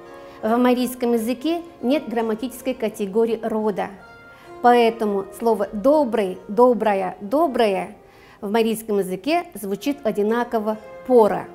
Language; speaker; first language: Russian; non-native, local second language; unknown